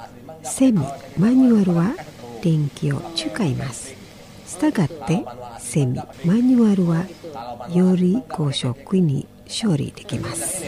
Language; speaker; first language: Japanese; non-native, learner; Indonesian